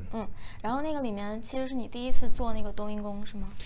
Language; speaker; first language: Chinese; native; Chinese